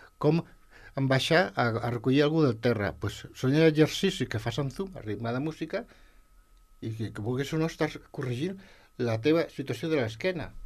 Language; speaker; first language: Catalan; non-native, local second language; Spanish